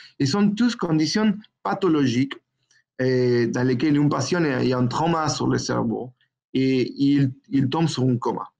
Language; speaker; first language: French; non-native, fluent; Spanish